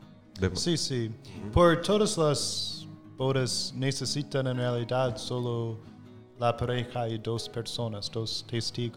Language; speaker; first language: Spanish; non-native, fluent; English